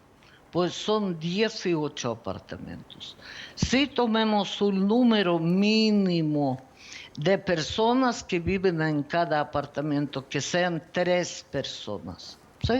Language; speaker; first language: Spanish; non-native, fluent; Ukrainian